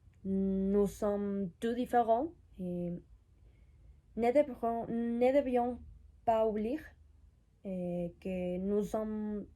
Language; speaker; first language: French; non-native, learner; Spanish